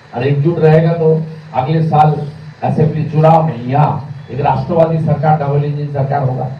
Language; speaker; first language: Hindi; non-native, local second language; Bangla